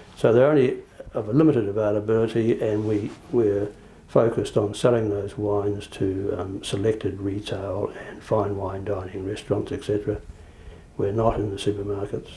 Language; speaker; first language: English; native; English